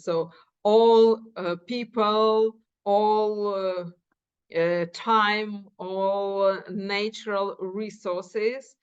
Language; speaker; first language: English; non-native, fluent; Ukrainian